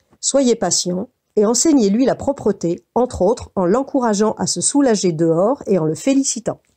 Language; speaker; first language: French; native; French